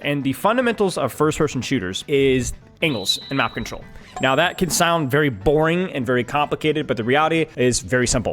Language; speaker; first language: English; native; English